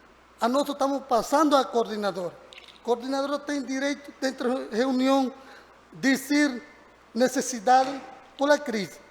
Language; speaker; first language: Portuguese; non-native, learner; Spanish